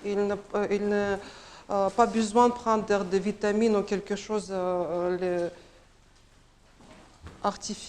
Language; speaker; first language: French; non-native, learner; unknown